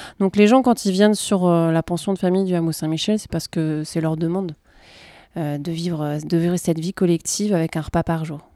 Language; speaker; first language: French; native; French